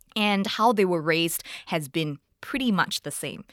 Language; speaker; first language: English; native; English